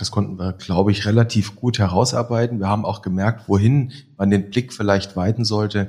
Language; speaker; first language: German; native; German